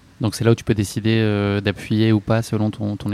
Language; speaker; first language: French; native; French